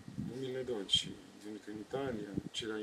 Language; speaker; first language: Italian; non-native, learner; Arabic